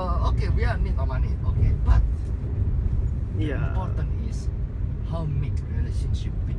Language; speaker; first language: English; non-native, learner; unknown